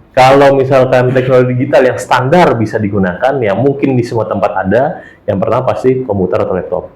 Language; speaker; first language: Indonesian; native; Indonesian